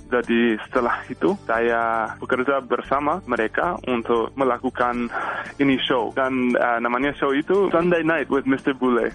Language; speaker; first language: Indonesian; non-native, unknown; English